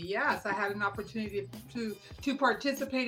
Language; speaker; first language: English; native; English